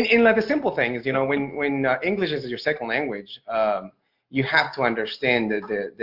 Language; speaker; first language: English; non-native, fluent; Spanish